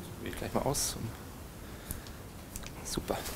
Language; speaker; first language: German; native; German